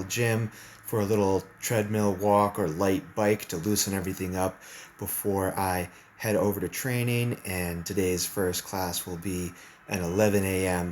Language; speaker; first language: English; native; English